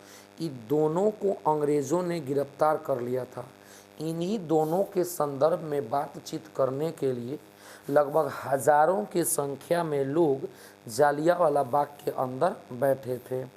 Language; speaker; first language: Hindi; native; Hindi